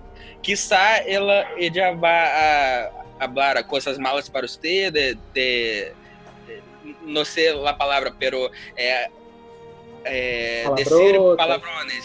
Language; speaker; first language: Spanish; non-native, learner; Portuguese